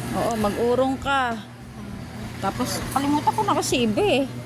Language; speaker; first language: Filipino; native; Filipino